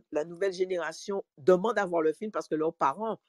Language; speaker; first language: French; native; French